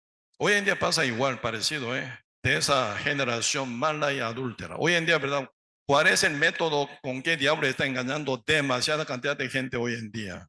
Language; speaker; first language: Spanish; non-native, learner; Korean